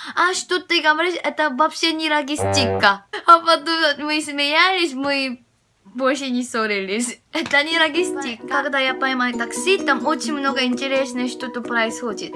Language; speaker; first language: Russian; non-native, fluent; Korean